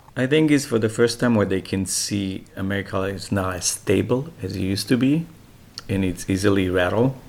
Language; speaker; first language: English; non-native, fluent; Romanian